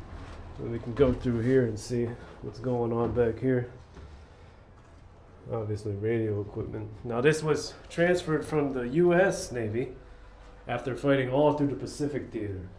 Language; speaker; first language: English; native; English